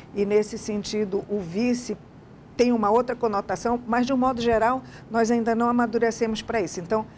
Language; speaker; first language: Portuguese; native; Portuguese